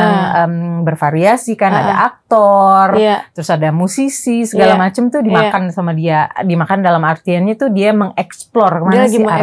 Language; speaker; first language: Indonesian; native; Indonesian